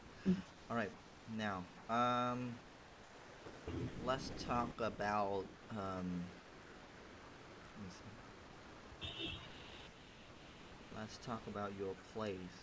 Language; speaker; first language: English; non-native, fluent; Vietnamese